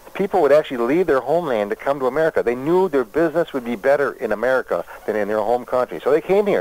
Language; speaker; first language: English; native; English